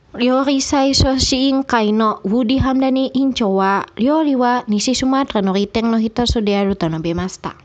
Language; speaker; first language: Japanese; non-native, fluent; Indonesian